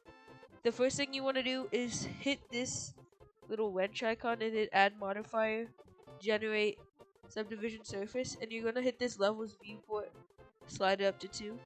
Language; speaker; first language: English; native; English